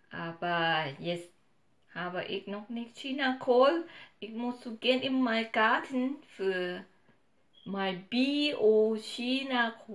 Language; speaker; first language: German; non-native, learner; Thai